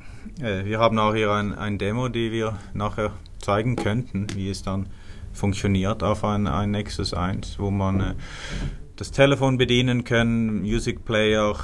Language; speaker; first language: German; non-native, fluent; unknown